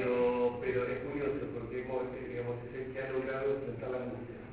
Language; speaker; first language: Spanish; native; Spanish